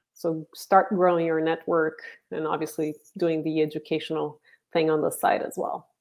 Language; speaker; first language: English; non-native, fluent; Portuguese